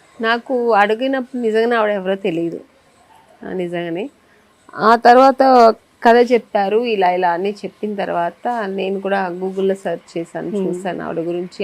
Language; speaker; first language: Telugu; non-native, local second language; Kannada